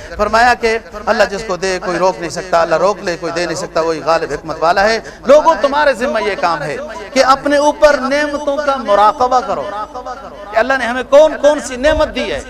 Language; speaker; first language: Urdu; non-native, local second language; Punjabi